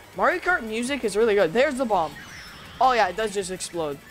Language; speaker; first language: English; native; English